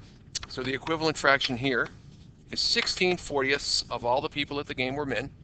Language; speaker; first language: English; native; English